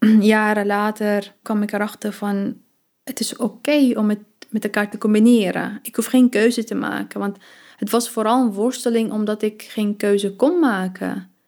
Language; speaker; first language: Dutch; early bilingual, other home language; Arabic